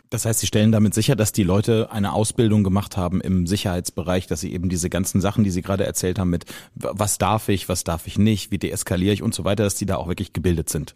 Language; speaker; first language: German; native; German